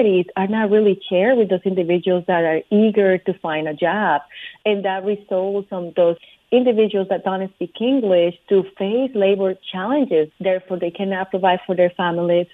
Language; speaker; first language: English; non-native, fluent; Spanish